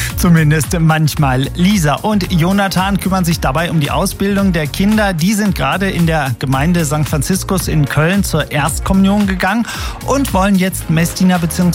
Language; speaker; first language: German; native; German